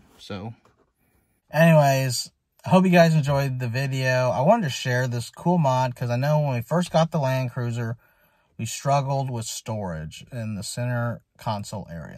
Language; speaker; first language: English; native; English